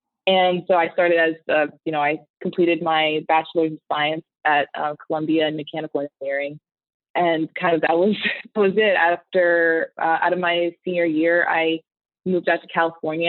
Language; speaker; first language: English; native; English